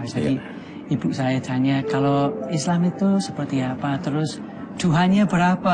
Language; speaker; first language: Indonesian; non-native, fluent; English